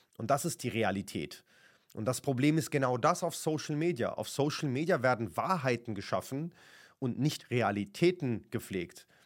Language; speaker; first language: German; early bilingual, other home language; Kurdish